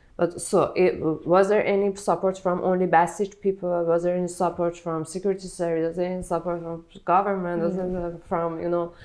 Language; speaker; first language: English; non-native, fluent; Persian